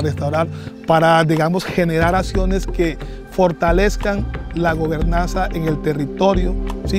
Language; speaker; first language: Spanish; native; Spanish